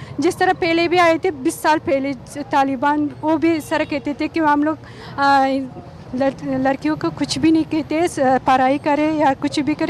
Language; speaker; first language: Hindi; non-native, learner; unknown